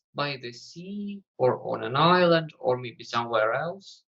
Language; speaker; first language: English; non-native, fluent; Russian